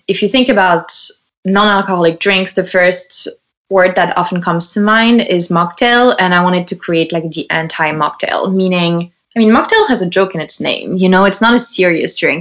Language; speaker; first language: English; non-native, fluent; French